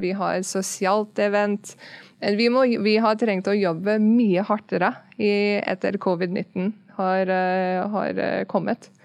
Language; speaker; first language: Norwegian; non-native, fluent; English